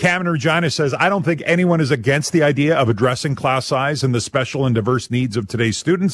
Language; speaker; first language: English; native; English